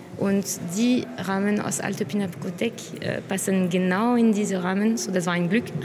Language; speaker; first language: German; non-native, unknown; French